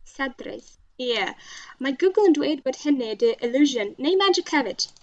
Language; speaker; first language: Welsh; non-native, learner; Russian